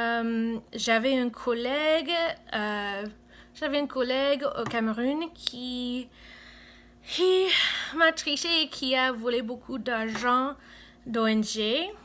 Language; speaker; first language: French; non-native, fluent; English